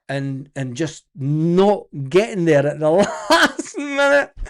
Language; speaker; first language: English; native; English